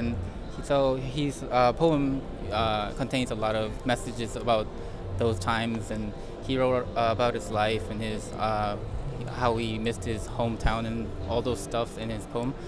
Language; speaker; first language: English; non-native, fluent; Korean